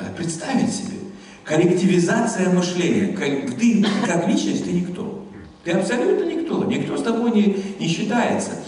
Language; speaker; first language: Russian; non-native, fluent; German